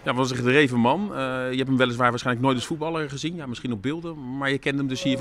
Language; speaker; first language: Dutch; native; Dutch